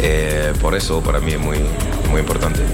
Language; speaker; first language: Spanish; non-native, learner; French